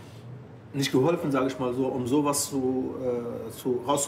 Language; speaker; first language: German; non-native, fluent; Arabic